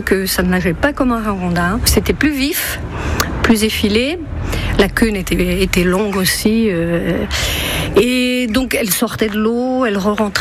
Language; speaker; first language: French; native; French